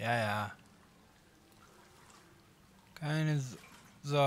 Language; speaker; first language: German; native; German